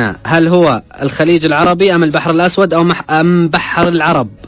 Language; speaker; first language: Arabic; native; Arabic